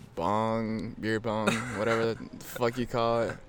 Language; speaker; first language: English; early bilingual, other home language; Amharic